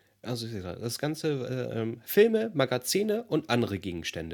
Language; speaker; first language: German; native; German